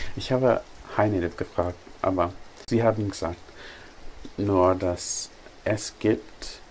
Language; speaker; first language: German; non-native, learner; English